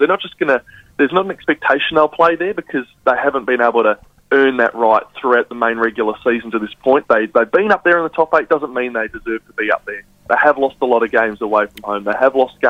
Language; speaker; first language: English; native; English